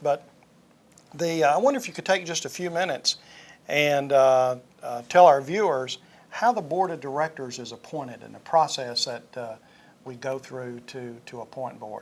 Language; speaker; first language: English; native; English